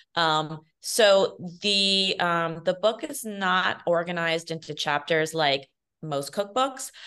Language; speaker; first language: English; early bilingual, other home language; Spanish